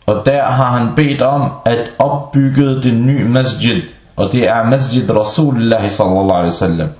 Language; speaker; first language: Danish; non-native, fluent; Arabic